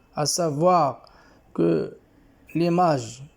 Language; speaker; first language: French; non-native, local second language; Arabic